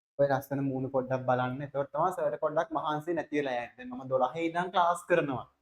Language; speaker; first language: Sinhala; non-native, local second language; Tamil